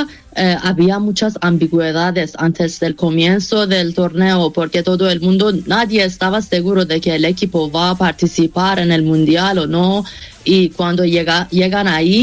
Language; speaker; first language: Spanish; non-native, fluent; Persian